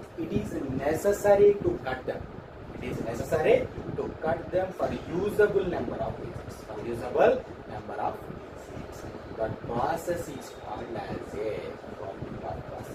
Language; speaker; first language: English; non-native, local second language; Telugu